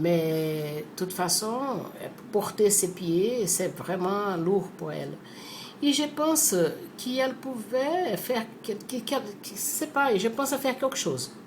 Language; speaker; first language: French; non-native, fluent; Portuguese